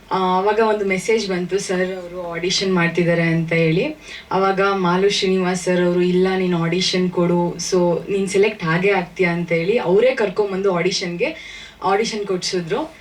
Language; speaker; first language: Kannada; native; Kannada